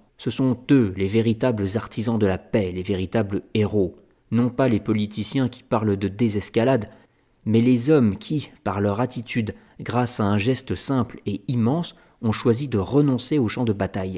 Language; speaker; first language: French; native; French